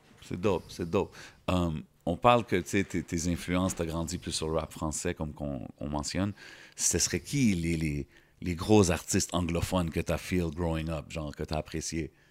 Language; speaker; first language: French; early bilingual, other home language; Arabic